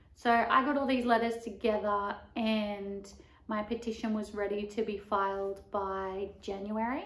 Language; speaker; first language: English; native; English